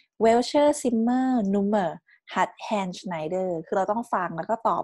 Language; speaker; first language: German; non-native, fluent; Thai